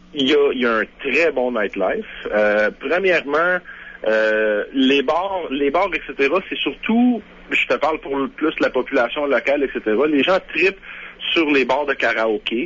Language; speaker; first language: French; native; French